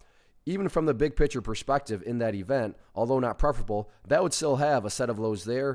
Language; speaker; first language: English; native; English